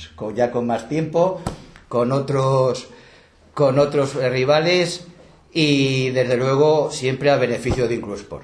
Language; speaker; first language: Spanish; native; Spanish